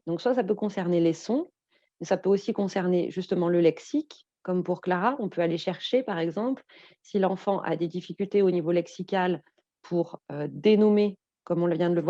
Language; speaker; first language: French; native; French